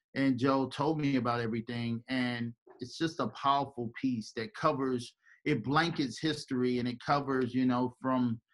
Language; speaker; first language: English; native; English